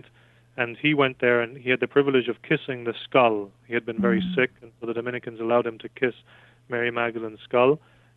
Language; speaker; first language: English; native; English